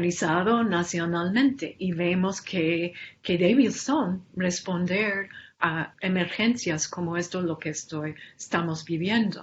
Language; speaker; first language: Spanish; non-native, fluent; English